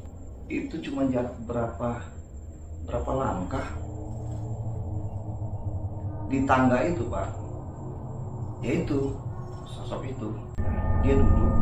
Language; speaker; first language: Indonesian; native; Indonesian